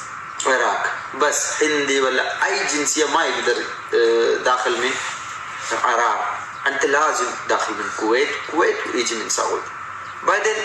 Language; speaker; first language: Arabic; non-native, learner; Malayalam